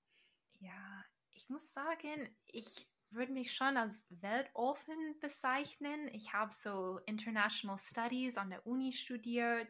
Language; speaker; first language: German; non-native, fluent; English